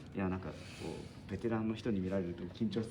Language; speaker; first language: Japanese; native; Japanese